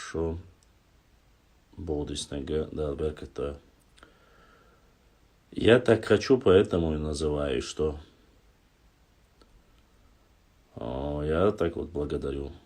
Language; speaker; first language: Russian; non-native, local second language; Chechen